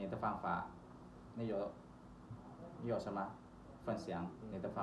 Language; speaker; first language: Chinese; non-native, learner; Thai